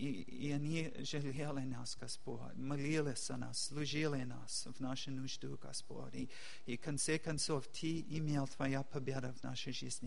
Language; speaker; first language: Russian; non-native, fluent; English